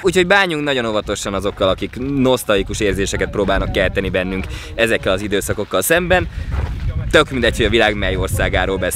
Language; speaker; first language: Hungarian; native; Hungarian